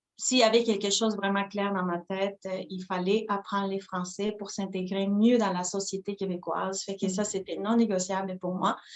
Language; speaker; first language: French; non-native, fluent; Spanish